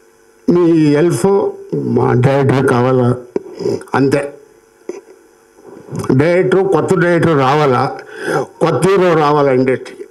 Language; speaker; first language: Telugu; non-native, learner; Kannada